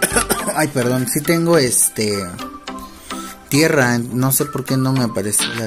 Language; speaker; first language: Spanish; native; Spanish